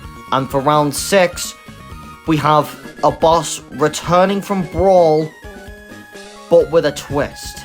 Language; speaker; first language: English; native; English